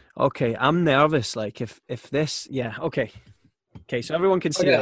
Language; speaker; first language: English; native; English